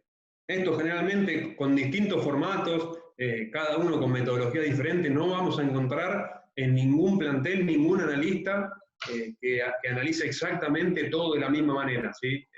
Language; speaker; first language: Spanish; native; Spanish